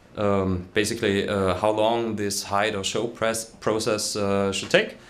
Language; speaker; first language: English; non-native, fluent; German